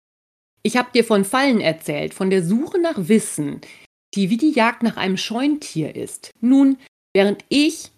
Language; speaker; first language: German; native; German